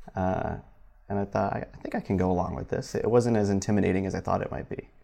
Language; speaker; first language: English; native; English